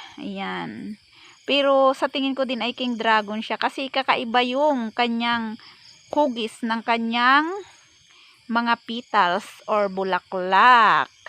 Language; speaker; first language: Filipino; native; Filipino